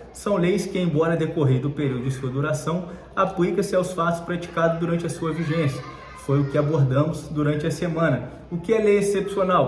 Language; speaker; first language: Portuguese; native; Portuguese